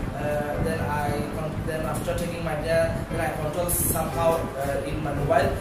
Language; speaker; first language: English; non-native, learner; Bangla